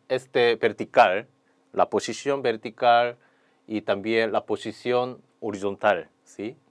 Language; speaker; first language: Spanish; non-native, learner; Korean